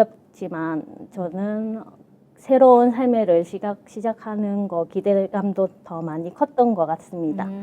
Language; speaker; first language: Korean; non-native, fluent; Vietnamese